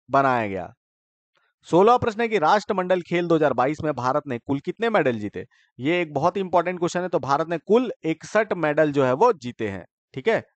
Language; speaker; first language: Hindi; native; Hindi